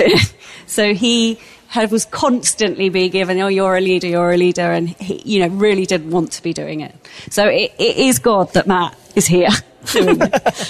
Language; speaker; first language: English; native; English